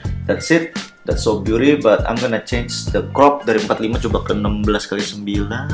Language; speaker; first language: English; non-native, fluent; Indonesian